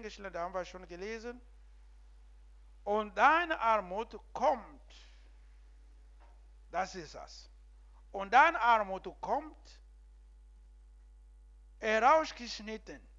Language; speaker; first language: German; non-native, learner; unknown